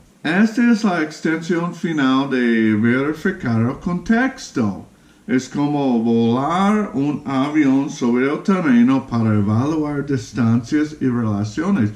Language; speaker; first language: Spanish; non-native, fluent; English